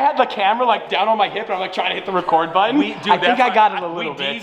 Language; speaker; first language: English; native; English